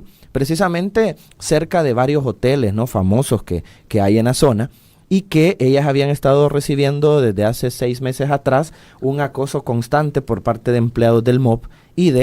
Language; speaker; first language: Spanish; native; Spanish